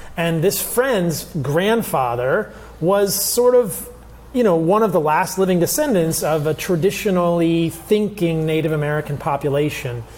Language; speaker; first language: English; early bilingual, other home language; Italian